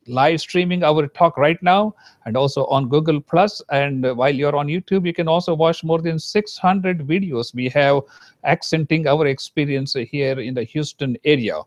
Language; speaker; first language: English; non-native, local second language; Kannada